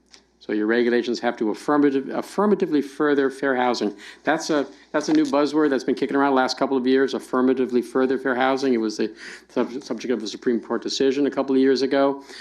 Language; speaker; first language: English; native; English